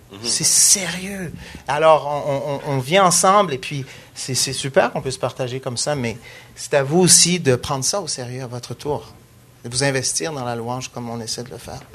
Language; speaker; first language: French; native; French